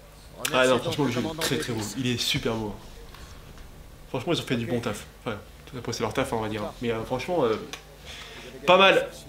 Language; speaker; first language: French; native; French